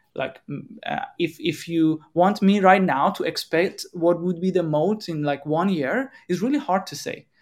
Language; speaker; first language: English; non-native, fluent; Persian